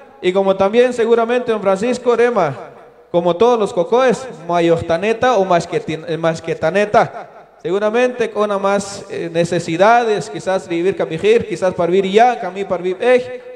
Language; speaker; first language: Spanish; non-native, local second language; Kaqchikel